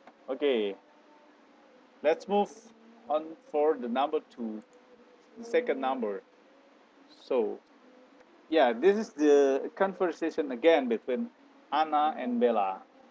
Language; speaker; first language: English; non-native, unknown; Indonesian